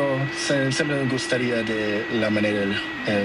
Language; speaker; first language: Spanish; non-native, learner; Portuguese